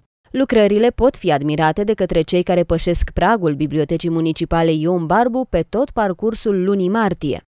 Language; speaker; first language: Romanian; native; Romanian